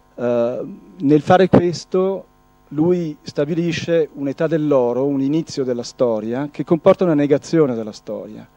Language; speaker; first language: Italian; non-native, fluent; Arabic